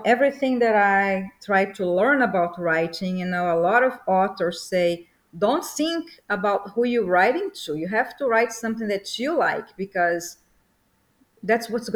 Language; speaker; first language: English; non-native, fluent; Portuguese